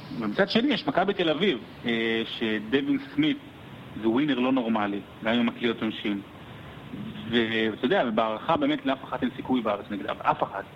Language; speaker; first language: Hebrew; native; Hebrew